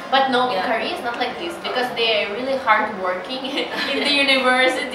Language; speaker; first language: English; non-native, learner; Russian